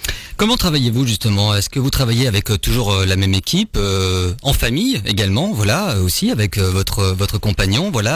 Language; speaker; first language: French; native; French